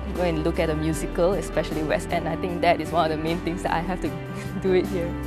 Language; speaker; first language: English; non-native, local second language; Chinese